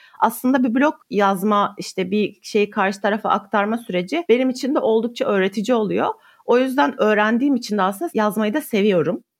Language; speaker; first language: Turkish; native; Turkish